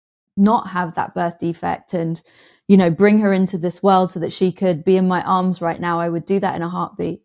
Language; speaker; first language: English; native; English